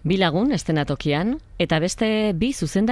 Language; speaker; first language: Basque; native; Basque